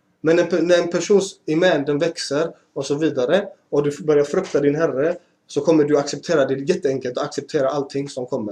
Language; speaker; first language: Swedish; early bilingual, other home language; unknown